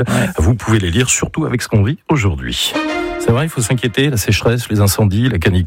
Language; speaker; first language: French; native; French